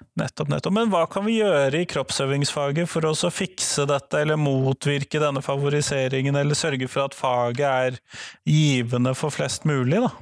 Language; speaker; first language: Norwegian; native; Norwegian